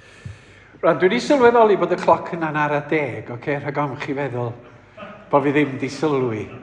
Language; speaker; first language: Welsh; native; Welsh